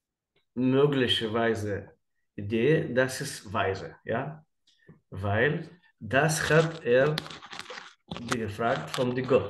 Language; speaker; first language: German; non-native, learner; Russian